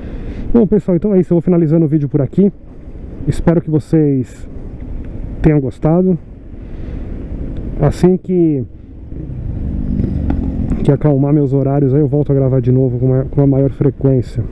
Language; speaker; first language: Portuguese; native; Portuguese